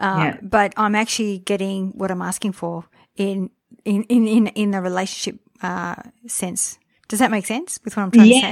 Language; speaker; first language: English; native; English